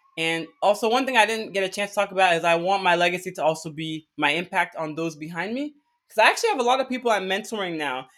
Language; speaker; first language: English; early bilingual, other home language; Akan